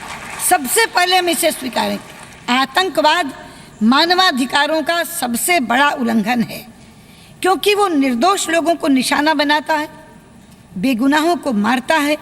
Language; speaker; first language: Hindi; native; Hindi